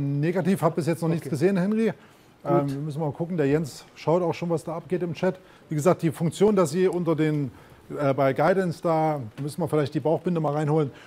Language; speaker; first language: German; native; German